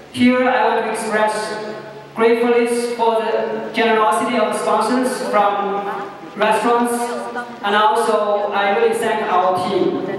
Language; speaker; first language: English; non-native, fluent; Chinese